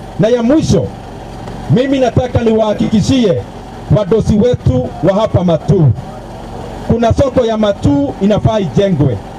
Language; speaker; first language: Swahili; non-native, local second language; Kikuyu